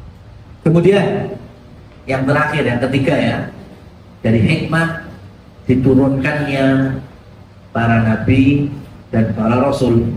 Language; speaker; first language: Indonesian; native; Indonesian